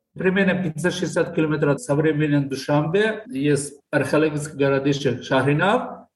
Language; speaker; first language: Russian; non-native, local second language; Tajik